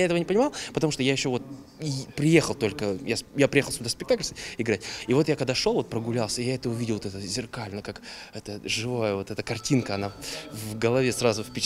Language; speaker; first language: Russian; native; Russian